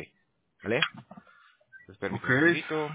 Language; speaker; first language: Spanish; native; Spanish